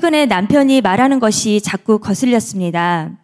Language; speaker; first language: Korean; native; Korean